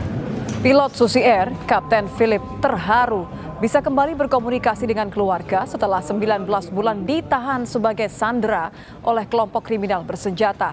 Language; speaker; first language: Indonesian; native; Indonesian